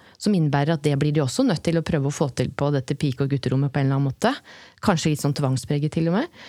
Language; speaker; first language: Norwegian; native; Norwegian